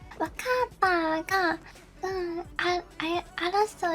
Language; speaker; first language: Korean; non-native, learner; Japanese